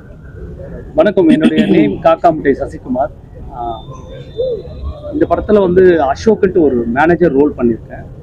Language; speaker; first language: Tamil; native; Tamil